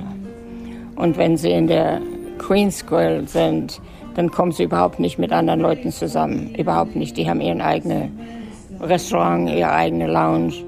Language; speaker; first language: German; native; German